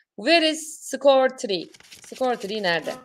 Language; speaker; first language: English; non-native, fluent; Turkish